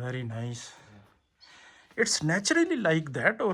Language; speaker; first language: English; non-native, learner; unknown